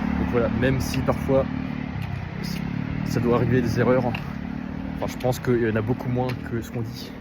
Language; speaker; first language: French; native; French